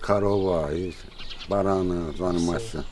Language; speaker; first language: Russian; non-native, local second language; Azerbaijani